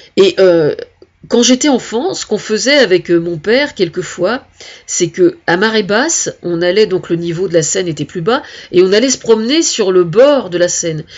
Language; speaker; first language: French; native; French